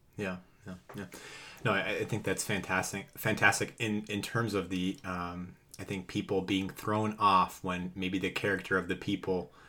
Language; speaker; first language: English; native; English